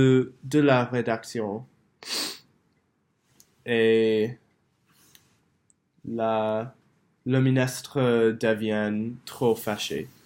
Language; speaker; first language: French; non-native, learner; English